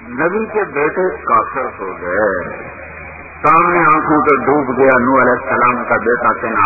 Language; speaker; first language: Urdu; non-native, local second language; Punjabi